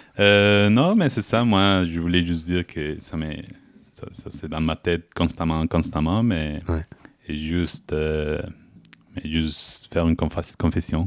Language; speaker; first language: French; non-native, fluent; Spanish